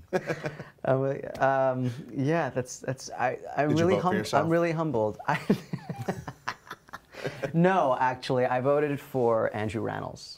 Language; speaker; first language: English; native; English